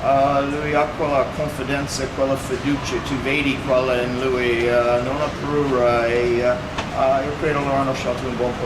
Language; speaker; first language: Italian; non-native, fluent; English